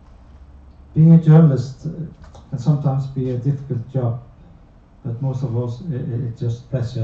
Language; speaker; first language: English; non-native, fluent; Norwegian